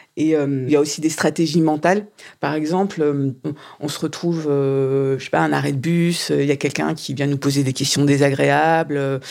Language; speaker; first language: French; native; French